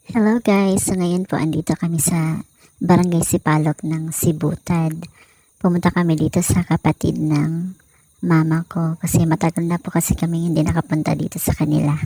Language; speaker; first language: Filipino; non-native, local second language; Cebuano